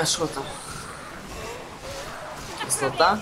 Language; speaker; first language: Russian; native; Russian